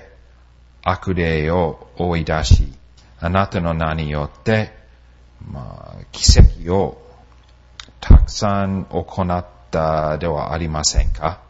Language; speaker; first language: Japanese; non-native, fluent; English